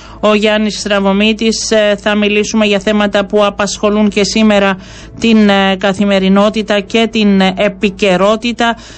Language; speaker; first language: Greek; native; Greek